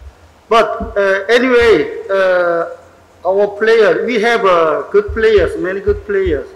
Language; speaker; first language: English; non-native, learner; Korean